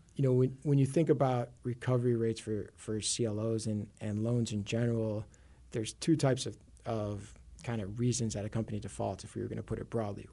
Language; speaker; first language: English; native; English